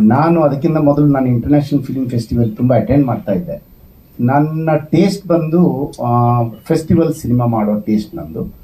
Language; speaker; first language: Kannada; non-native, local second language; Kodava